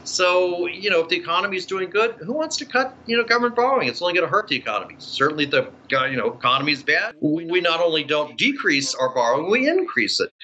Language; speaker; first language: English; native; English